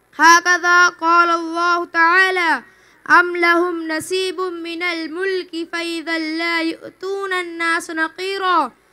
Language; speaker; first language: Arabic; non-native, learner; Urdu